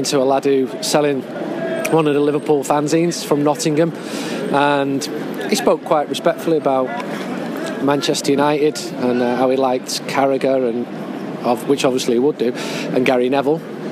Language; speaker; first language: English; native; English